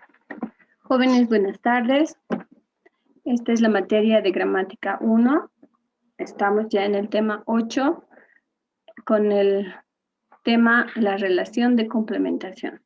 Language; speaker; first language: Spanish; native; Spanish